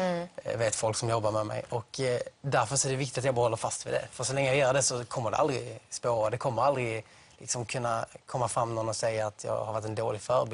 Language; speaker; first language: Swedish; native; Swedish